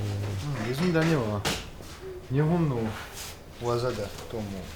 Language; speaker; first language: Japanese; non-native, learner; French